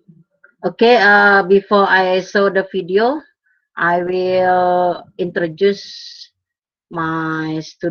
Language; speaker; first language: English; non-native, fluent; Indonesian